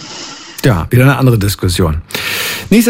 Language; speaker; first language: German; native; German